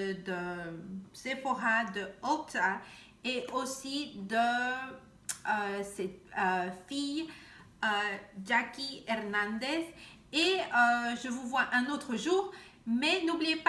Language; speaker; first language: French; non-native, fluent; Spanish